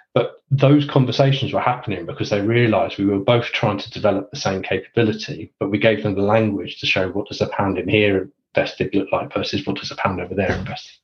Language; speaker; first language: English; native; English